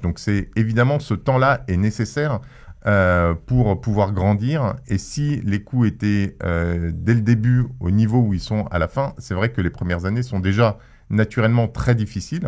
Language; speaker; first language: French; native; French